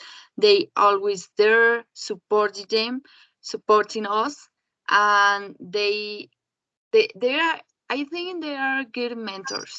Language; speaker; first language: English; non-native, learner; Spanish